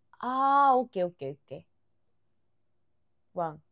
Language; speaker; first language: English; non-native, learner; Japanese